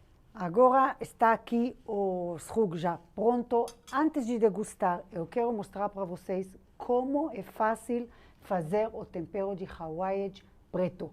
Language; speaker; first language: Portuguese; non-native, fluent; Hebrew